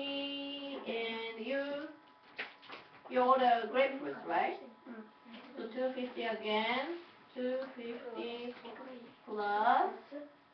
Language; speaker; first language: English; non-native, learner; Japanese